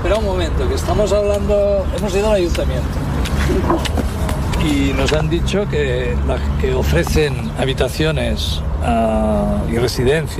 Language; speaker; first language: Spanish; native; Spanish